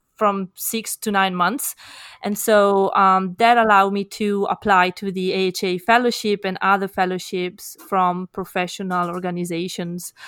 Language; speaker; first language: English; non-native, fluent; Italian